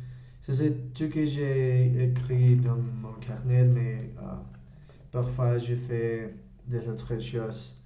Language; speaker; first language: French; non-native, learner; Spanish